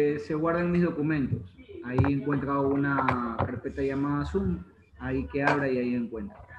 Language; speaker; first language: Spanish; native; Spanish